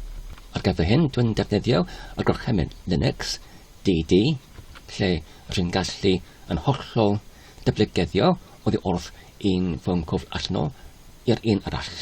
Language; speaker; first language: Welsh; non-native, learner; Polish